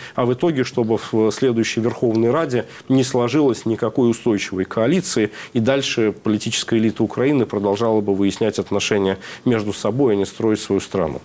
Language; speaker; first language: Russian; native; Russian